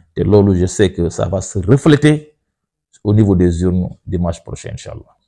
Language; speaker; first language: French; non-native, local second language; Wolof